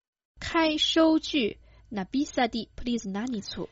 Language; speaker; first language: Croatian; non-native, fluent; Chinese